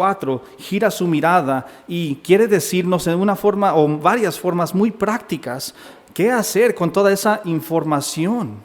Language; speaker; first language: Spanish; native; Spanish